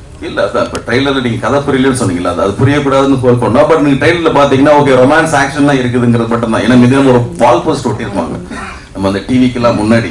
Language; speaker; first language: Tamil; native; Tamil